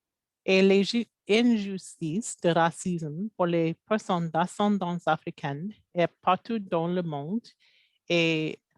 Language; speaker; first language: French; non-native, local second language; English